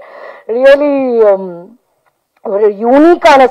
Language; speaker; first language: Tamil; non-native, learner; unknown